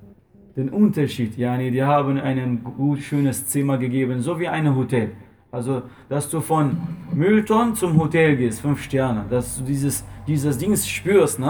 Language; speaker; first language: German; non-native, fluent; Arabic